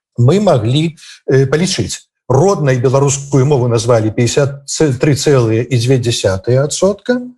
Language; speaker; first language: Belarusian; native; Belarusian